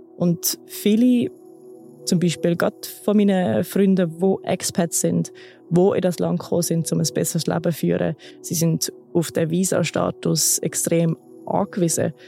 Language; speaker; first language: German; native; German